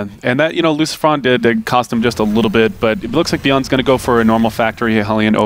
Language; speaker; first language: English; native; English